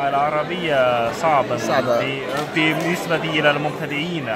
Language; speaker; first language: Arabic; non-native, learner; Chinese